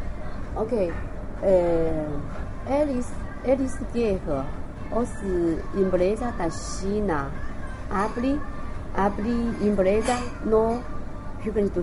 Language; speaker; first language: Portuguese; non-native, learner; Chinese